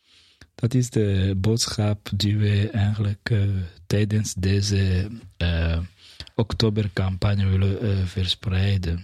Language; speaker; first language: Dutch; non-native, fluent; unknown